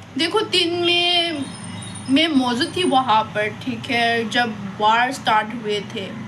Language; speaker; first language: Hindi; non-native, local second language; Manipuri